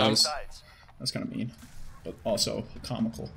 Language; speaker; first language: English; native; English